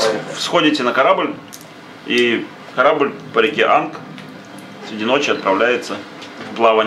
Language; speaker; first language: Russian; native; Russian